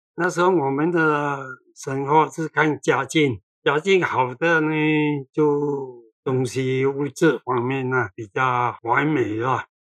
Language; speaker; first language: Chinese; non-native, local second language; Cantonese